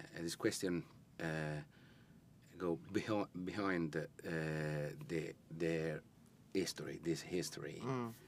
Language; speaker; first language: English; non-native, learner; Italian